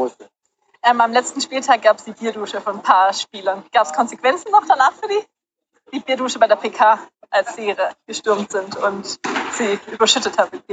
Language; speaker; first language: German; native; German